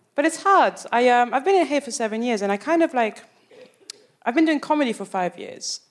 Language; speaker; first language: English; non-native, fluent; French